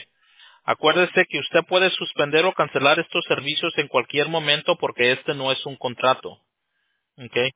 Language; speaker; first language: Spanish; early bilingual, heritage; Spanish